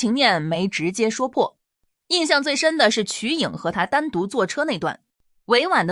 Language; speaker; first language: Chinese; native; Chinese